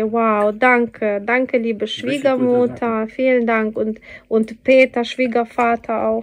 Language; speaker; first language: German; non-native, fluent; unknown